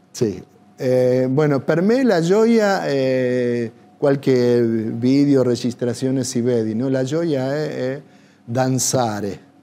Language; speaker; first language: Italian; non-native, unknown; Spanish